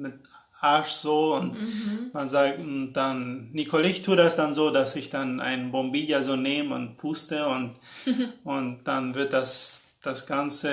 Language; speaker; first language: German; non-native, local second language; Plautdietsch